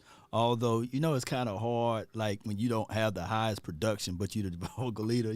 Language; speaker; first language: English; native; English